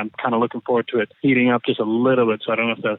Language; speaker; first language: English; native; English